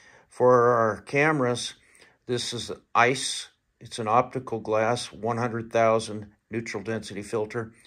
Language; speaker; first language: English; native; English